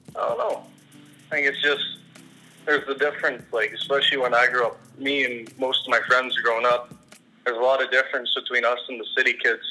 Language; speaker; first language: English; native; English